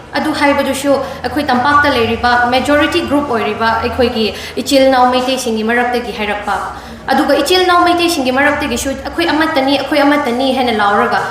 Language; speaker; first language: Manipuri; non-native, local second language; Tangkhul Naga (India)